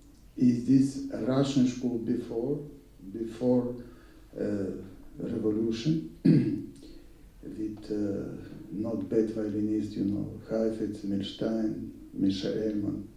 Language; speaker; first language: English; non-native, learner; Russian